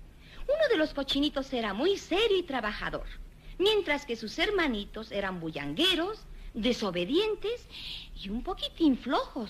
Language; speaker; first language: Spanish; native; Spanish